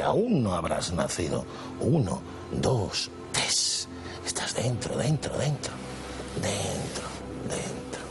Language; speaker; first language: Spanish; native; Spanish